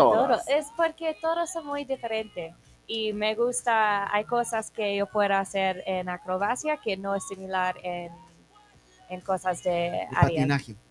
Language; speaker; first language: Spanish; non-native, learner; English